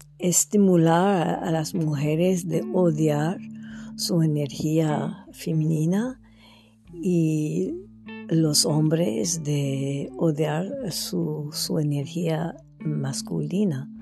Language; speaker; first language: Spanish; non-native, fluent; French